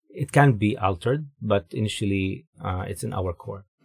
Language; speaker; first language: English; non-native, fluent; Arabic